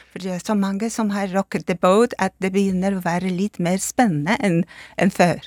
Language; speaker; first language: Norwegian; non-native, fluent; Polish